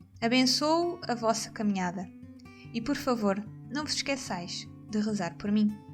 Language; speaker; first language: Portuguese; native; Portuguese